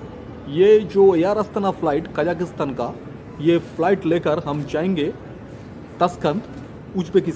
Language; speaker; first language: Hindi; non-native, local second language; Bangla